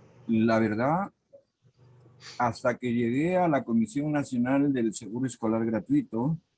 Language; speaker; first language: Spanish; native; Spanish